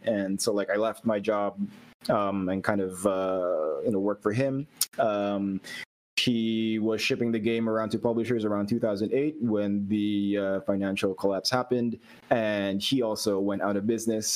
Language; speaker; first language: English; non-native, local second language; Filipino